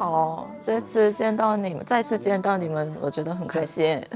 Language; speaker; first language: Chinese; non-native, fluent; Korean